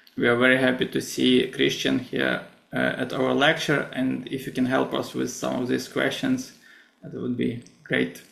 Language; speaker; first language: English; non-native, fluent; Ukrainian